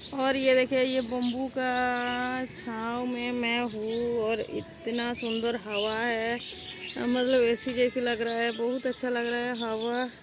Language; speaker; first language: Hindi; non-native, local second language; Bangla